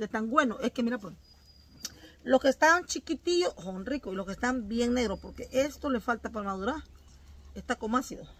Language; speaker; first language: Spanish; native; Spanish